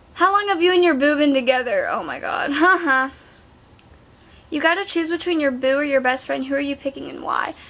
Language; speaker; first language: English; native; English